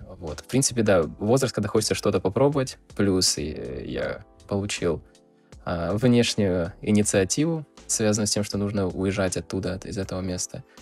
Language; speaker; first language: Russian; native; Russian